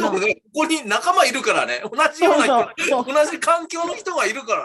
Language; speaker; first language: Japanese; native; Japanese